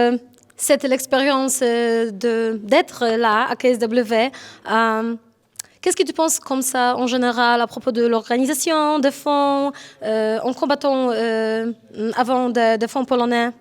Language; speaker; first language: French; non-native, learner; Polish